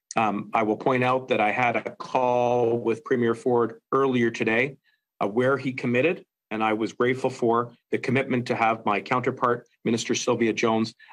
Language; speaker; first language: English; native; English